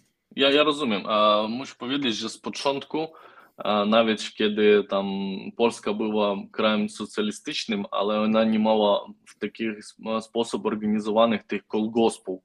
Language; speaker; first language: Polish; non-native, learner; Ukrainian